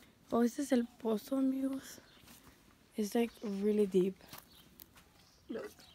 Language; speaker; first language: English; early bilingual, other home language; Spanish